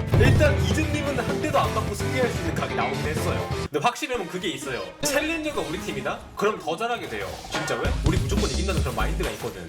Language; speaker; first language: Korean; native; Korean